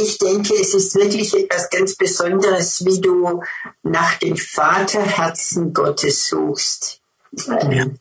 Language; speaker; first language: German; non-native, fluent; English